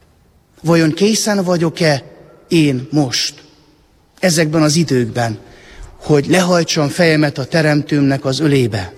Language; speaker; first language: Hungarian; native; Hungarian